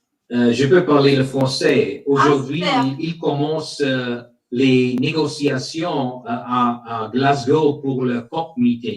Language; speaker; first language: French; non-native, learner; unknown